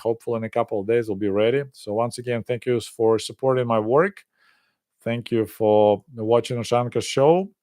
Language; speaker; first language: English; non-native, fluent; Russian